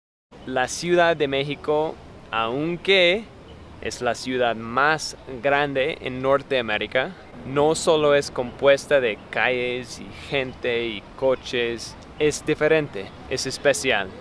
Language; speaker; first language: Spanish; non-native, fluent; English